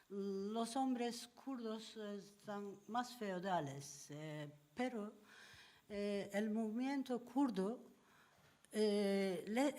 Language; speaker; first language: Spanish; non-native, learner; Turkish